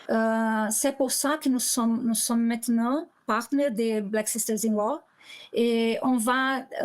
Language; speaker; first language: French; non-native, learner; Portuguese